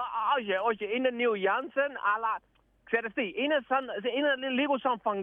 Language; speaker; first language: Greek; non-native, learner; Dutch